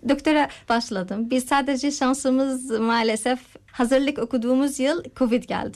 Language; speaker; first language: Turkish; non-native, learner; Arabic